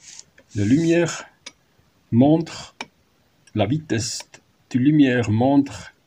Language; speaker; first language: French; non-native, learner; German